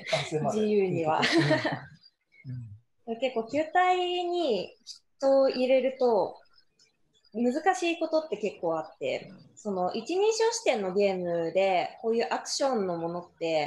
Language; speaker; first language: Japanese; native; Japanese